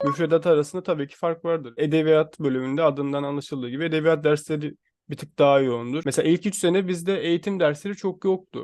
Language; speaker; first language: Turkish; native; Turkish